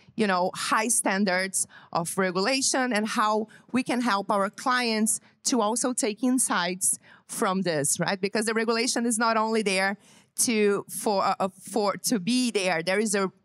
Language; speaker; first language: English; non-native, fluent; Portuguese